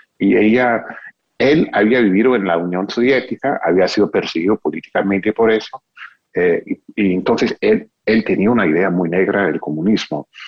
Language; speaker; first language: Spanish; non-native, fluent; English